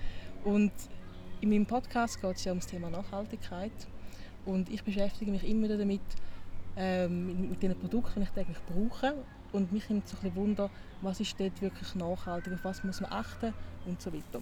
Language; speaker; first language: German; native; German